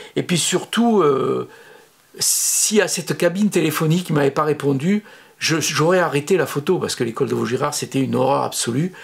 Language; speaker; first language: French; native; French